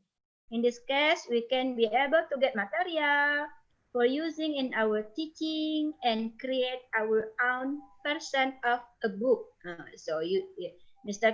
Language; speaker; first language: English; non-native, fluent; Indonesian